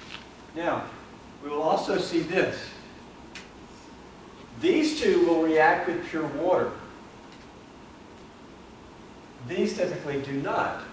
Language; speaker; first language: English; native; English